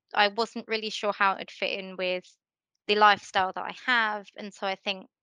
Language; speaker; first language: English; native; English